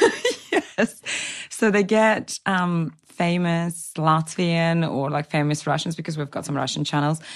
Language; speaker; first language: English; non-native, fluent; Russian